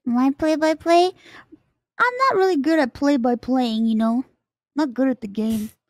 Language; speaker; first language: English; early bilingual, other home language; Spanish